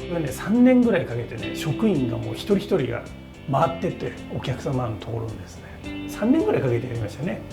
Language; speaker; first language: Japanese; native; Japanese